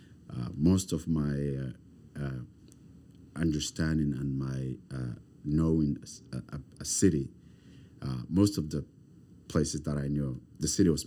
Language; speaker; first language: English; non-native, fluent; Somali